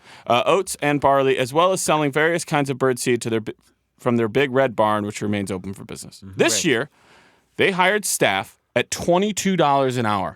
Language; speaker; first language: English; native; English